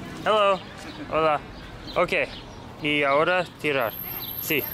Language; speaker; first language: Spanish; non-native, learner; English